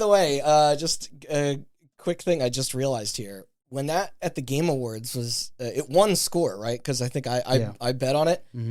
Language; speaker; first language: English; native; English